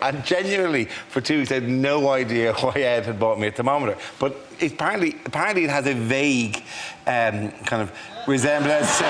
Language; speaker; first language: English; native; English